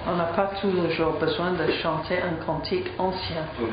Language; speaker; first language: French; non-native, fluent; English